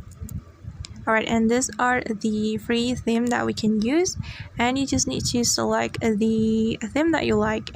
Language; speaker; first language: English; non-native, fluent; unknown